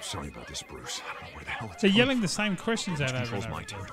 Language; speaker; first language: English; native; English